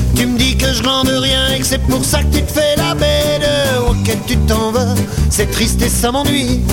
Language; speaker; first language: French; native; French